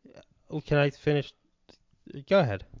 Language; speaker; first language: English; native; English